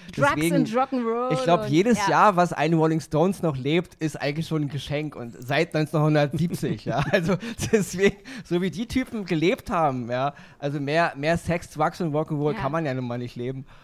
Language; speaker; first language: German; native; German